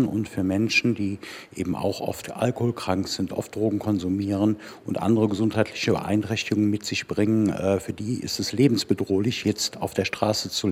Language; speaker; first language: German; native; German